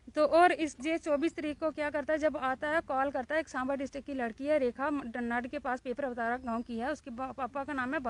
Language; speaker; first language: Hindi; native; Hindi